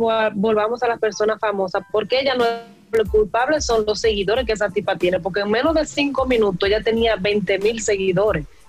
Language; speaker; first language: Spanish; native; Spanish